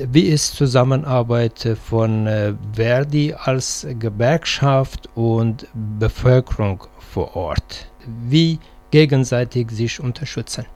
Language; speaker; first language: German; non-native, fluent; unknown